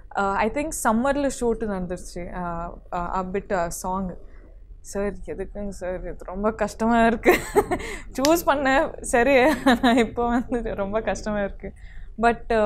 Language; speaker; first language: Tamil; non-native, learner; Kodava